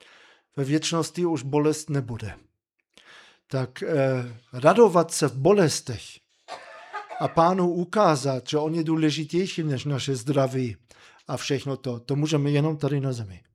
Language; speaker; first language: Czech; non-native, fluent; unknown